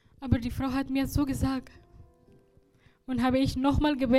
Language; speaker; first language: German; non-native, learner; Indonesian